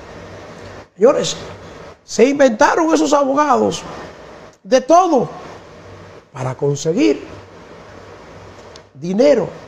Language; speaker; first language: Spanish; native; Spanish